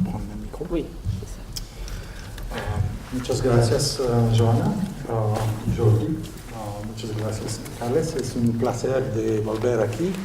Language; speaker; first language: Spanish; non-native, learner; French